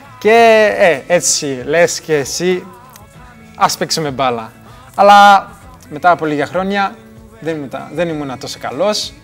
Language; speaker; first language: Greek; early bilingual, heritage; Greek